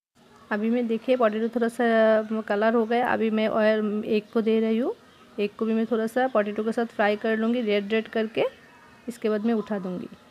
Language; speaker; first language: Hindi; non-native, local second language; Bangla